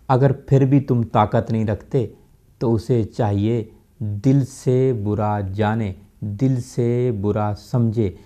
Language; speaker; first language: Urdu; non-native, local second language; Punjabi